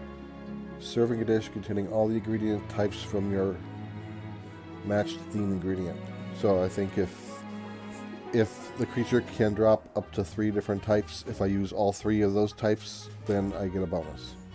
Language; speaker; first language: English; native; English